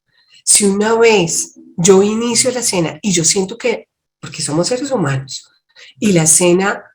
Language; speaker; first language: Spanish; native; Spanish